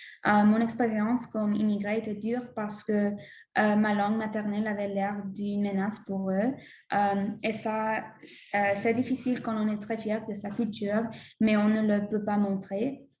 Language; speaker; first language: French; non-native, learner; English